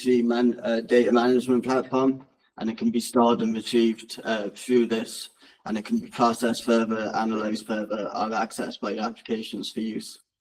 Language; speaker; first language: English; native; English